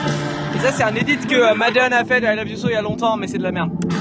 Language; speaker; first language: French; native; French